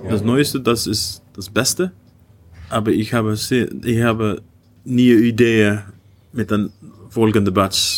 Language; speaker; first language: German; non-native, learner; Dutch